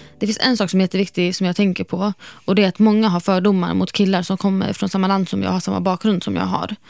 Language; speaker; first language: Swedish; non-native, fluent; Arabic